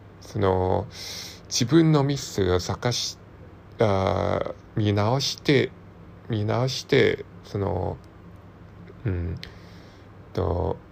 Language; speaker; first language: Japanese; non-native, learner; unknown